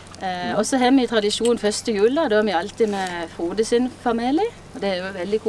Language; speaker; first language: Norwegian; native; Norwegian